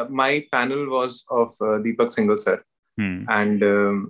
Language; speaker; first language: English; non-native, local second language; Hindi